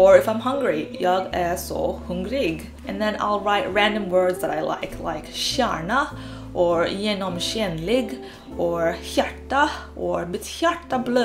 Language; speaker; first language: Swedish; non-native, learner; English